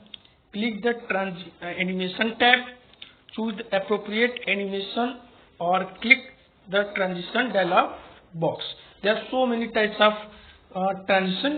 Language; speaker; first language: English; non-native, local second language; Hindi